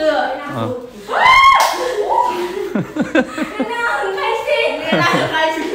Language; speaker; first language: Chinese; non-native, learner; Lao